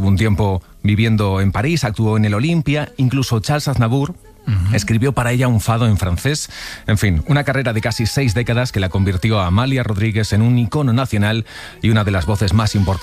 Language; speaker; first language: Spanish; native; Spanish